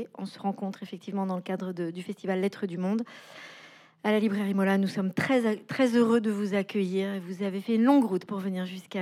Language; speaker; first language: French; native; French